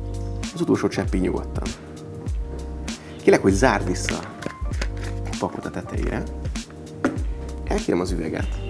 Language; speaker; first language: Hungarian; native; Hungarian